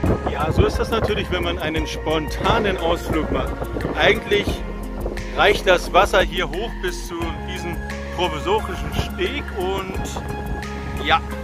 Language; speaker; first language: German; native; German